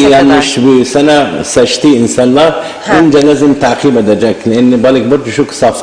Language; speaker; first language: Turkish; non-native, learner; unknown